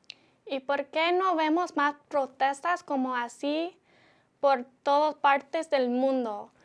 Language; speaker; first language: Spanish; non-native, learner; English